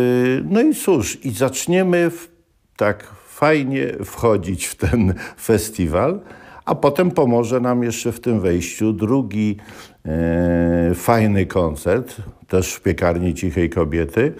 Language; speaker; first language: Polish; native; Polish